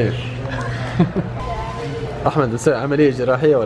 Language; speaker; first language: Arabic; native; Arabic